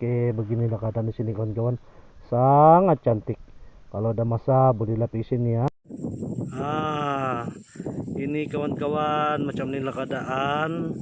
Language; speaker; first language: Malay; non-native, local second language; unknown